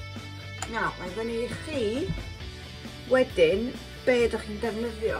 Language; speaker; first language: Welsh; non-native, local second language; English